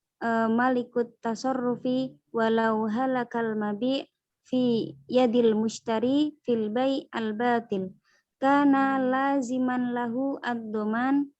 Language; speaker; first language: Arabic; non-native, learner; Indonesian